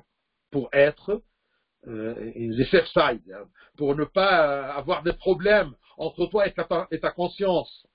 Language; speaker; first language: French; non-native, fluent; Arabic